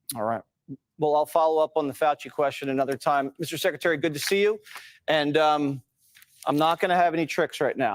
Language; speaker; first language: English; native; English